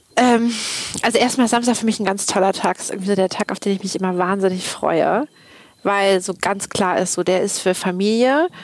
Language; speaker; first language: German; native; German